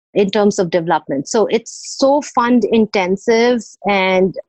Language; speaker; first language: English; non-native, local second language; Odia